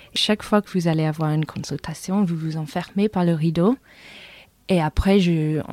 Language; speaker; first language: French; non-native, fluent; English